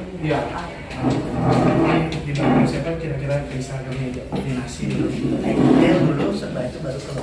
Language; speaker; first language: Indonesian; native; Indonesian